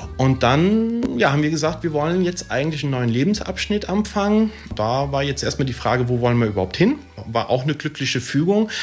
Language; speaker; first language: German; early bilingual, other home language; Italian